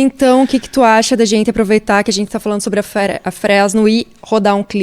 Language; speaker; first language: Portuguese; native; Portuguese